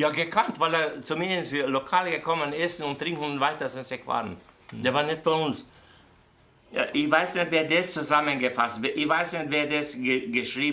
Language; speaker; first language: German; non-native, fluent; Croatian